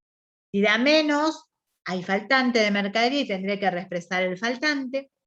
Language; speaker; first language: Spanish; native; Spanish